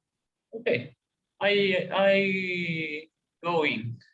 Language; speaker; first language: English; non-native, learner; Spanish